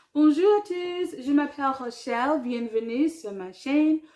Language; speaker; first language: French; non-native, learner; English